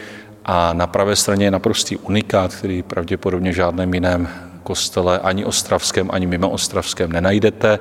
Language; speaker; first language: Czech; native; Czech